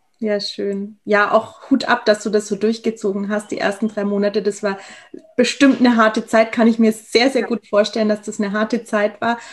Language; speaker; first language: German; native; German